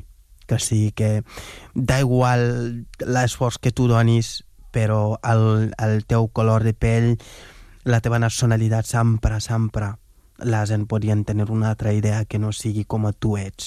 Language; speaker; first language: Catalan; non-native, fluent; Wolof